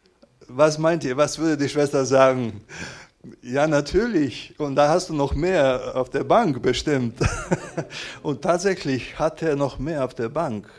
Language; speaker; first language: German; non-native, fluent; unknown